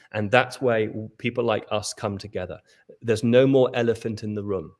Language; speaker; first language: English; native; English